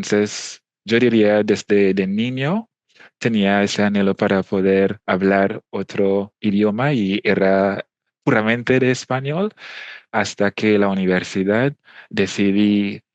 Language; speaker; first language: Spanish; non-native, fluent; English